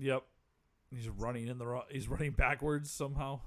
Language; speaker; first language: English; native; English